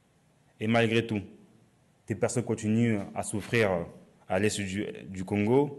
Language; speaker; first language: French; native; French